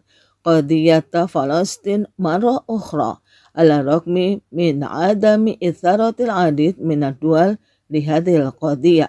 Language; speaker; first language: Arabic; non-native, fluent; Indonesian